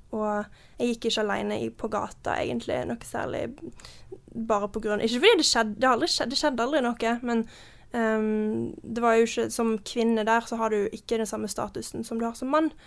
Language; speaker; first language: Norwegian; early bilingual, heritage; Norwegian